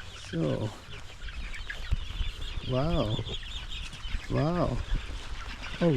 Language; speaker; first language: English; non-native, fluent; Hindi